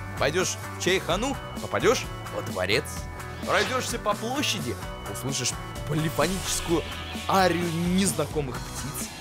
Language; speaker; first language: Russian; native; Russian